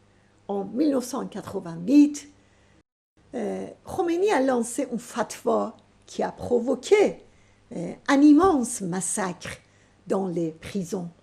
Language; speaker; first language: French; non-native, fluent; Persian